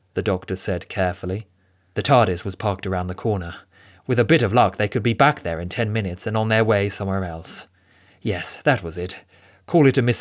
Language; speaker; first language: English; native; English